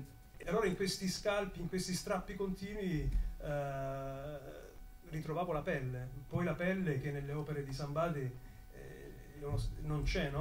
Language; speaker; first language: Italian; native; Italian